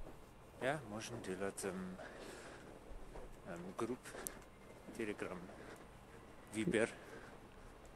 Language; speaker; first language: Russian; non-native, learner; English